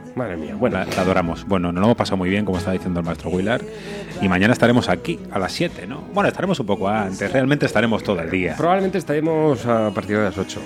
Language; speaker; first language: Spanish; native; Spanish